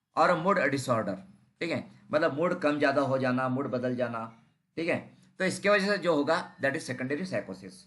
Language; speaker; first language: Hindi; non-native, local second language; Marathi